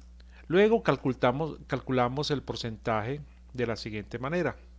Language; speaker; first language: Spanish; native; Spanish